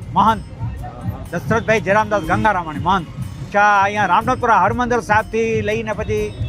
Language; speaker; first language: Gujarati; non-native, local second language; Sindhi